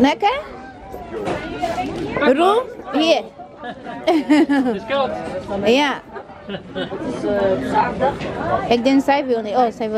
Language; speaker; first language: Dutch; non-native, learner; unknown